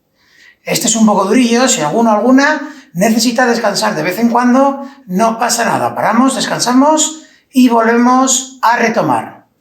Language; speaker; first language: Spanish; native; Spanish